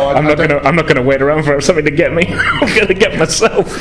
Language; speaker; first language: English; native; English